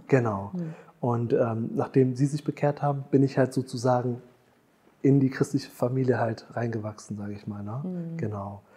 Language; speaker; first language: German; early bilingual, other home language; Tamil